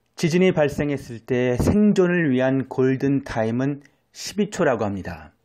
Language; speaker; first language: Korean; native; Korean